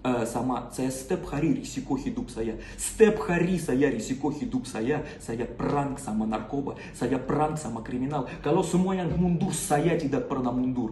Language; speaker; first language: Indonesian; non-native, learner; Russian